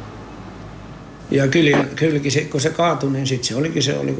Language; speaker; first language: Finnish; early bilingual, heritage; Finnish